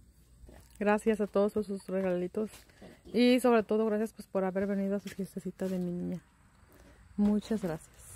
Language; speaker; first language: Spanish; native; Spanish